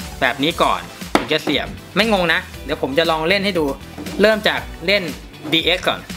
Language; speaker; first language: Thai; native; Thai